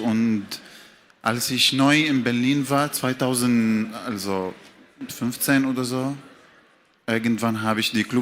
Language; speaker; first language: German; non-native, fluent; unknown